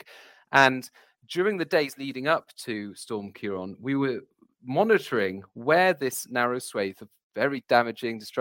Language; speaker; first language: English; native; English